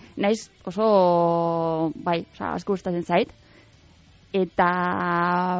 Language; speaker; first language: Basque; non-native, local second language; Spanish